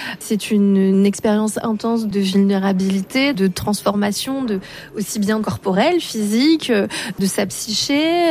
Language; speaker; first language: French; native; French